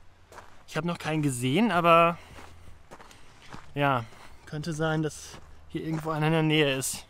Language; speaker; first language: German; native; German